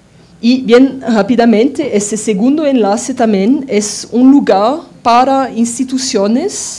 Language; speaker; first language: Spanish; non-native, fluent; French